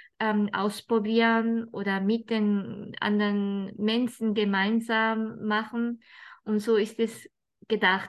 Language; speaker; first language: German; non-native, fluent; Japanese